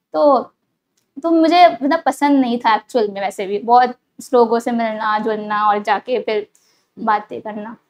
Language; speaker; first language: Hindi; native; Hindi